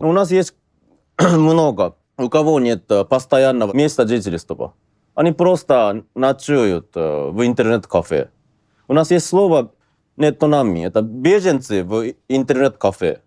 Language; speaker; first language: Russian; non-native, fluent; Japanese